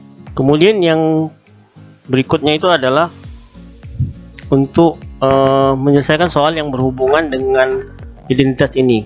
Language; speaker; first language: Indonesian; native; Indonesian